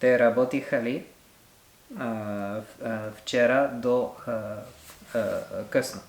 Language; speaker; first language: Bulgarian; non-native, learner; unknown